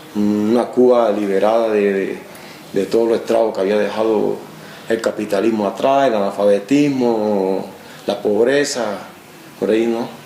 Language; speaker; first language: Spanish; native; Spanish